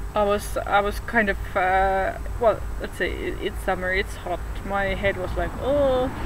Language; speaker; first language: English; non-native, fluent; Estonian